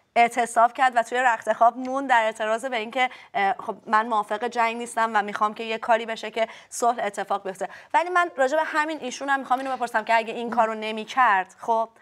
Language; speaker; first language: Persian; native; Persian